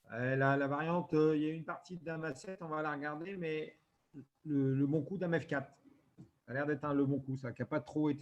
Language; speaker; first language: French; native; French